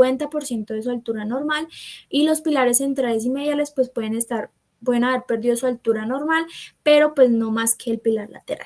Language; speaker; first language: Spanish; native; Spanish